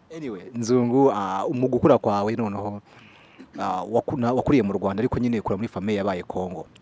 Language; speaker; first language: Kinyarwanda; native; Kinyarwanda